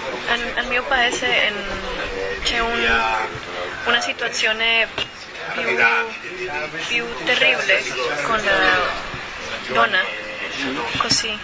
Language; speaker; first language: Italian; non-native, learner; Spanish